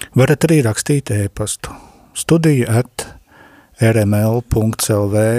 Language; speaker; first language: Latvian; native; Latvian